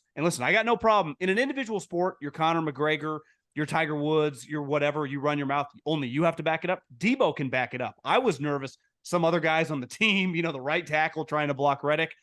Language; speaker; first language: English; native; English